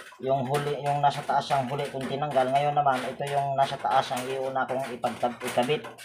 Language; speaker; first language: Filipino; native; Filipino